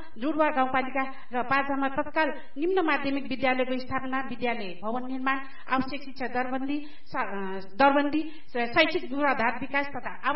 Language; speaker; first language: Nepali; native; Nepali